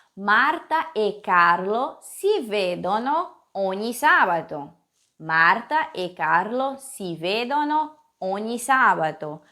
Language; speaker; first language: Italian; non-native, fluent; Portuguese